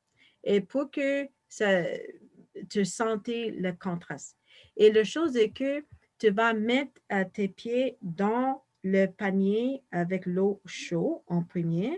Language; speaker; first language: French; non-native, fluent; English